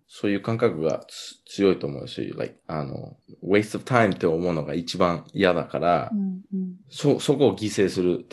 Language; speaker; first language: Japanese; non-native, fluent; English